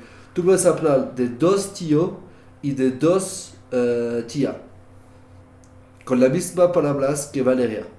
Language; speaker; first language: Spanish; non-native, learner; French